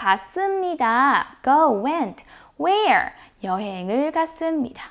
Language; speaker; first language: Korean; non-native, fluent; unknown